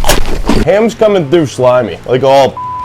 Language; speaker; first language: English; native; English